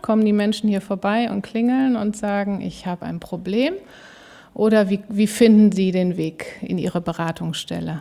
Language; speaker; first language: German; native; German